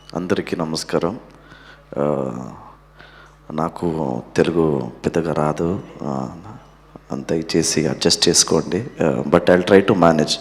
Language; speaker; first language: Telugu; non-native, learner; Kannada